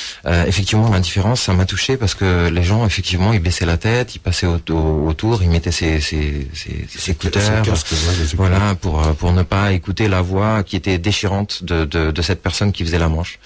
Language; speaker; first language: French; early bilingual, other home language; Portuguese